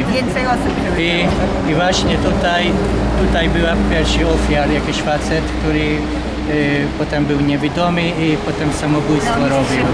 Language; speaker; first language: Polish; non-native, learner; Hungarian